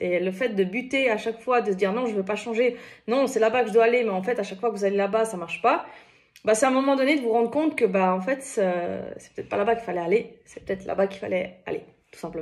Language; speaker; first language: French; native; French